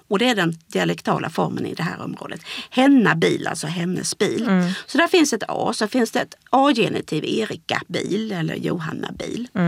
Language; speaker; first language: Swedish; native; Swedish